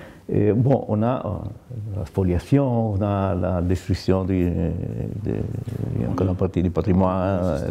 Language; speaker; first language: French; non-native, fluent; Italian